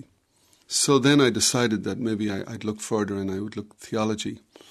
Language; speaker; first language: English; native; English